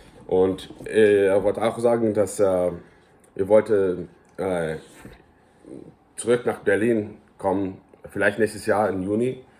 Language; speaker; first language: German; early bilingual, heritage; English